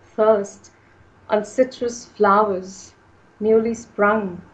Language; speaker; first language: English; non-native, local second language; Punjabi